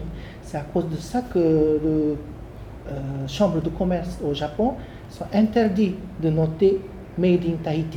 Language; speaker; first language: French; non-native, learner; Japanese